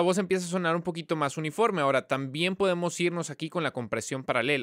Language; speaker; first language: Spanish; native; Spanish